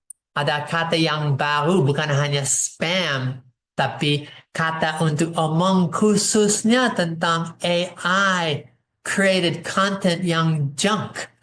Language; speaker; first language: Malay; non-native, fluent; English